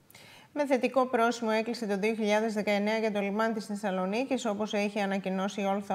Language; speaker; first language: Greek; native; Greek